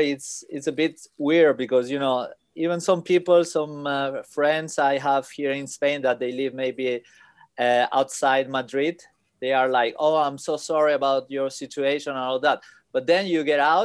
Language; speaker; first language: English; non-native, fluent; Spanish